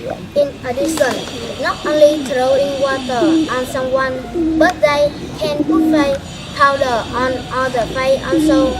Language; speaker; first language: English; non-native, learner; Vietnamese